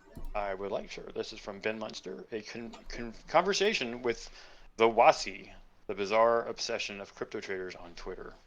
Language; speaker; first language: English; native; English